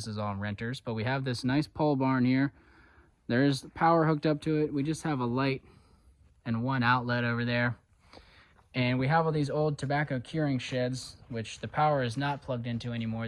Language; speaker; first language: English; native; English